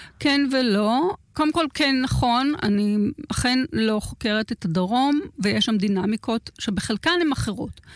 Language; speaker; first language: Hebrew; native; Hebrew